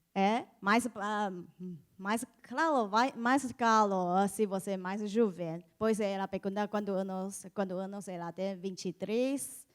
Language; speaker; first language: Portuguese; non-native, learner; Chinese